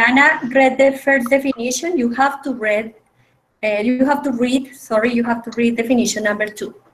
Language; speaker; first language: English; non-native, fluent; Spanish